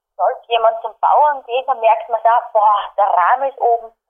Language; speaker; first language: German; native; German